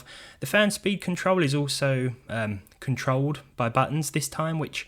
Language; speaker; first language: English; native; English